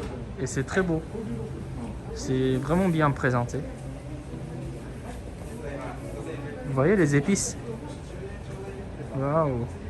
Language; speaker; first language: French; non-native, fluent; Japanese